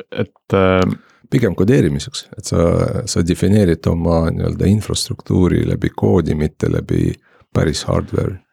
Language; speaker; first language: Estonian; non-native, local second language; Russian